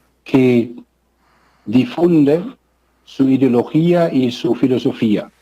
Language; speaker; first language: Spanish; non-native, fluent; German